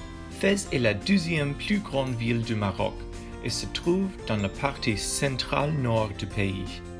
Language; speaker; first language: French; non-native, learner; English